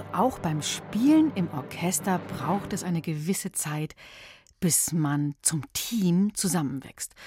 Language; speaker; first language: German; native; German